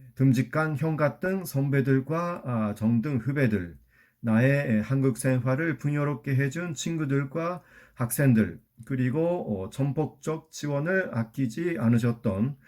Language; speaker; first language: Korean; non-native, fluent; Japanese